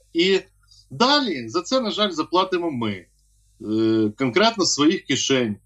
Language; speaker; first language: Ukrainian; native; Ukrainian